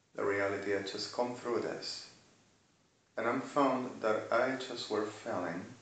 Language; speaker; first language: English; non-native, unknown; Spanish